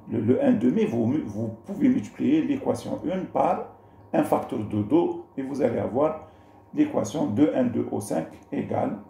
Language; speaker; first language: French; non-native, local second language; Arabic